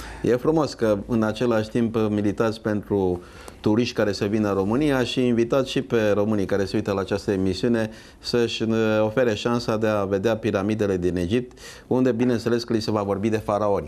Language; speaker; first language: Romanian; native; Romanian